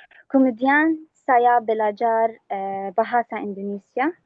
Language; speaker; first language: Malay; non-native, learner; Arabic